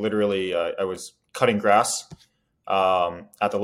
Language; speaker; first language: English; native; English